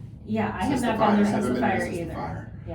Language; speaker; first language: English; native; English